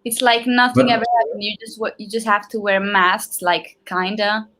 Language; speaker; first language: English; non-native, fluent; Italian